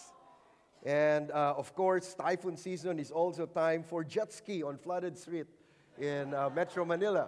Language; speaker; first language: English; non-native, local second language; Filipino